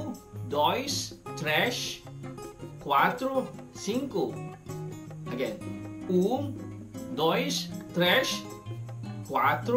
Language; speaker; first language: Portuguese; non-native, learner; Filipino